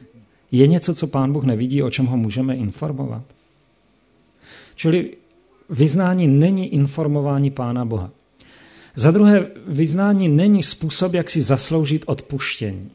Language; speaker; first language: Czech; native; Czech